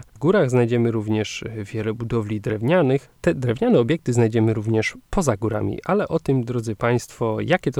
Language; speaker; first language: Polish; native; Polish